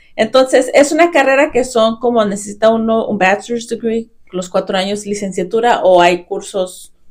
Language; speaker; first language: Spanish; early bilingual, heritage; Spanish